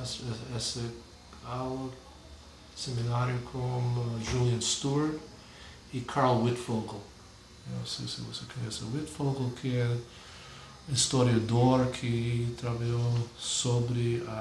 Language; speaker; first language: Portuguese; non-native, fluent; English